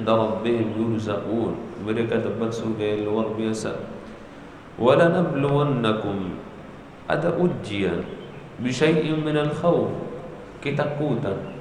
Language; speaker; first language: Indonesian; non-native, learner; Arabic